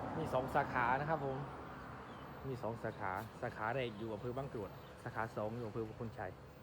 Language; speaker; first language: Thai; non-native, local second language; Khmer